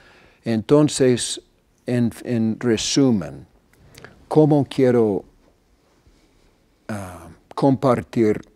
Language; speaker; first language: Spanish; non-native, fluent; English